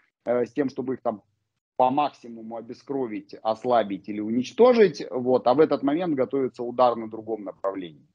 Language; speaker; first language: Russian; native; Russian